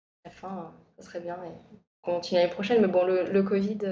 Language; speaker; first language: French; native; French